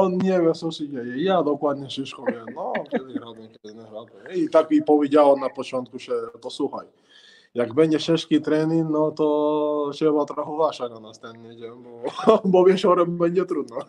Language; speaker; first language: Polish; non-native, learner; Spanish